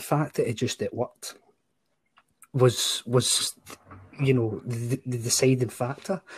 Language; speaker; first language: English; native; English